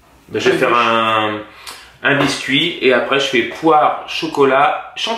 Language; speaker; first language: French; native; French